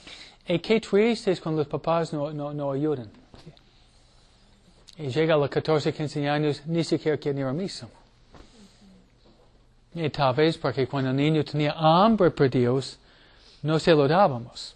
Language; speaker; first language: Spanish; non-native, fluent; English